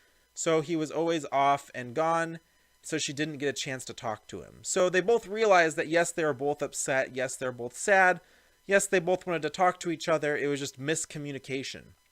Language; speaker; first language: English; native; English